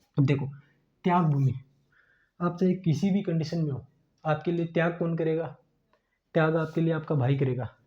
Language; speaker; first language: Hindi; native; Hindi